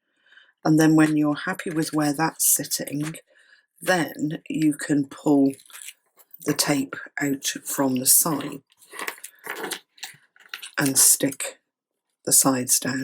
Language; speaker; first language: English; native; English